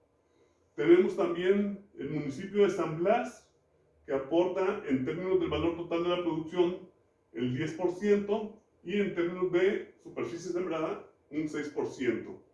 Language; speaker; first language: Spanish; native; Spanish